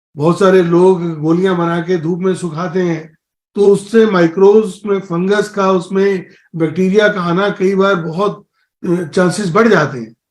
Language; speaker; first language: Hindi; native; Hindi